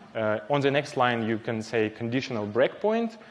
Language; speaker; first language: English; non-native, fluent; Ukrainian